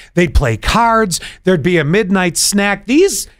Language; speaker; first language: English; native; English